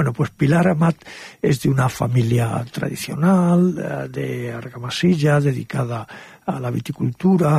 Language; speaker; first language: Spanish; native; Spanish